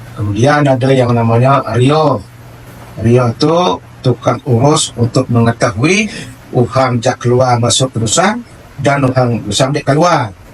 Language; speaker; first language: Malay; non-native, local second language; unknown